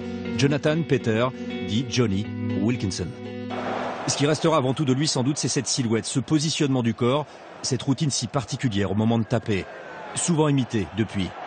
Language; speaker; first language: French; native; French